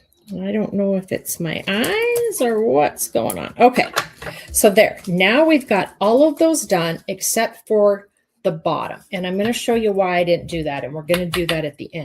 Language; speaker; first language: English; native; English